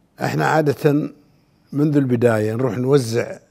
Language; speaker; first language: Arabic; native; Arabic